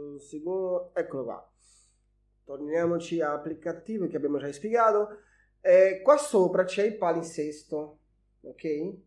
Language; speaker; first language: Italian; non-native, fluent; Portuguese